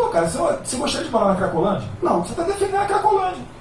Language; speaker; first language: Portuguese; native; Portuguese